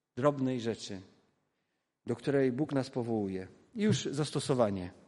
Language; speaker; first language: Polish; non-native, local second language; Kashubian